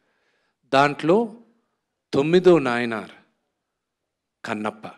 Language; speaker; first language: Telugu; native; Telugu